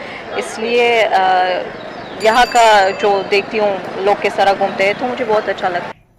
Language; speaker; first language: Hindi; non-native, fluent; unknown